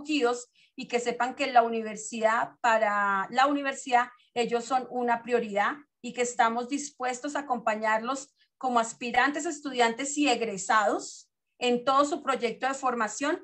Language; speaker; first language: Spanish; native; Spanish